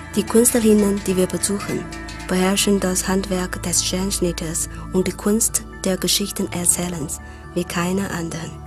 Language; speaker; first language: German; non-native, fluent; Chinese